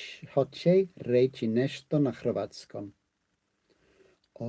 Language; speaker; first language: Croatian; non-native, learner; English